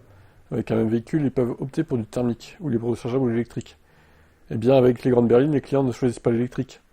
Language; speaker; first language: French; native; French